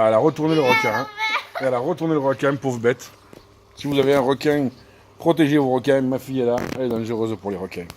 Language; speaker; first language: French; native; French